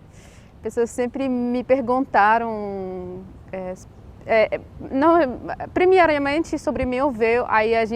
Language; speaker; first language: Portuguese; non-native, fluent; Arabic